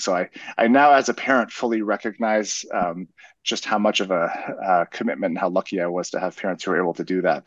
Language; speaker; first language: English; native; English